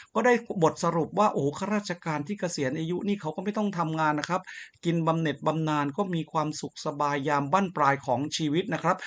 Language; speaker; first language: Thai; native; Thai